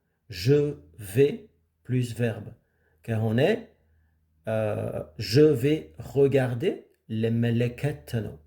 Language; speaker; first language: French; non-native, fluent; Amharic